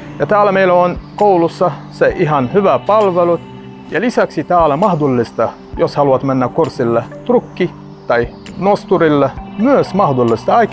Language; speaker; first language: Finnish; non-native, learner; Arabic